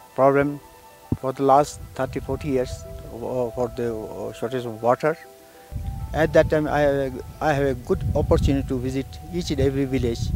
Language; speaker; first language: English; non-native, local second language; Ladakhi